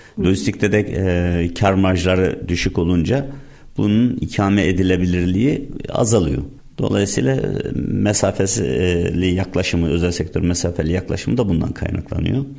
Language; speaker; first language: Turkish; native; Turkish